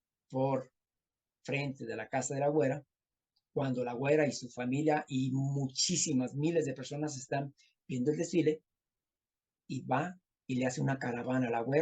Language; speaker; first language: Spanish; native; Spanish